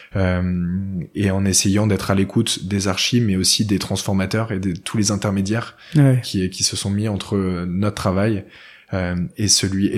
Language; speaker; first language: French; native; French